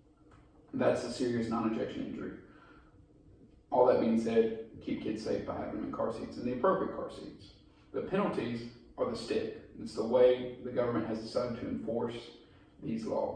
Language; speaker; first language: English; native; English